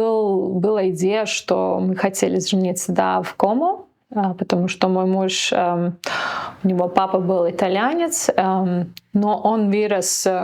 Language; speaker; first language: Russian; non-native, local second language; Latvian